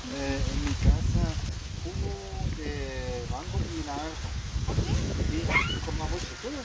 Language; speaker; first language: Spanish; non-native, learner; German